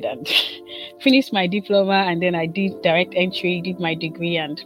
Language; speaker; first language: English; non-native, local second language; Igbo